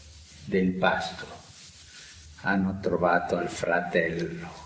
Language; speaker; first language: Italian; non-native, fluent; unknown